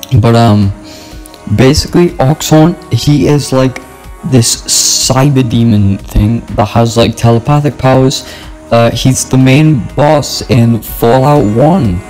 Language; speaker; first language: English; native; English